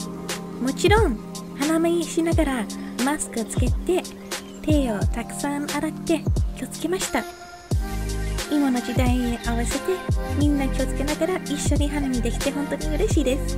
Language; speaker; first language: Japanese; non-native, fluent; English